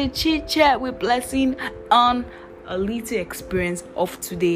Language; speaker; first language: English; non-native, local second language; Yoruba